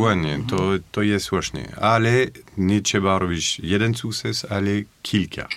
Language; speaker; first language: Polish; non-native, fluent; French